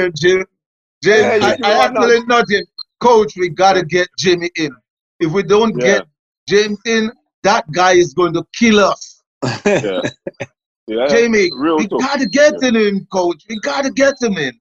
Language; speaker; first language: English; non-native, local second language; Jamaican Creole English